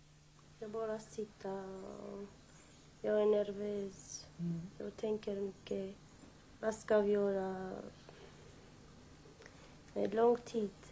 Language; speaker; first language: Swedish; non-native, learner; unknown